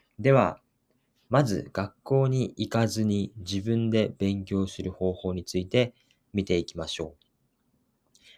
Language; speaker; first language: Japanese; native; Japanese